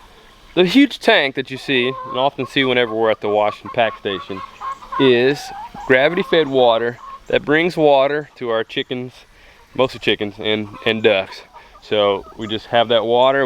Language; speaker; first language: English; native; English